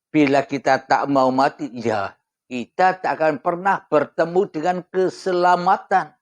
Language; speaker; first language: Indonesian; non-native, local second language; Javanese